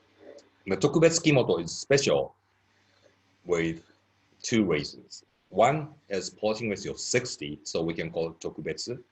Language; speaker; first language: English; non-native, fluent; Japanese